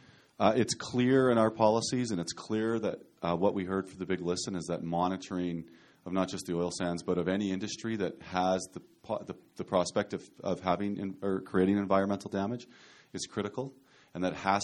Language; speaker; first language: English; native; English